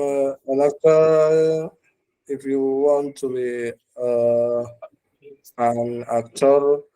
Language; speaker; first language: English; non-native, learner; Indonesian